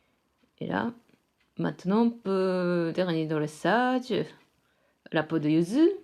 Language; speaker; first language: French; non-native, fluent; Japanese